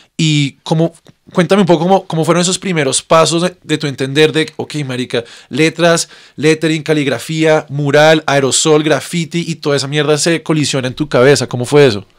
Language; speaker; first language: Spanish; native; Spanish